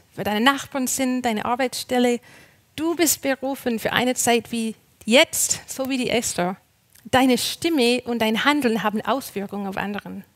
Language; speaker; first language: German; non-native, fluent; English